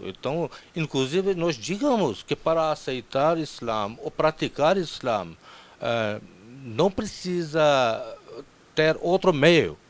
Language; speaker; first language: Portuguese; non-native, fluent; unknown